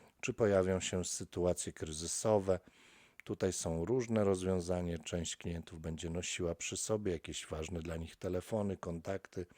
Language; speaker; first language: Polish; native; Polish